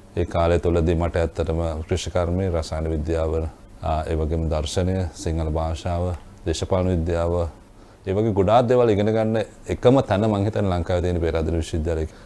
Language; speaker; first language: Sinhala; non-native, local second language; Tamil